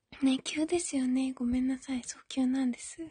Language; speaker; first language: Japanese; native; Japanese